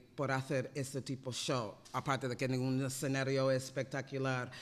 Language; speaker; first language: Spanish; non-native, fluent; English